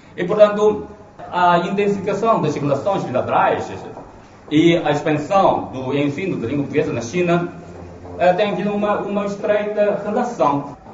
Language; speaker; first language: Portuguese; non-native, fluent; Chinese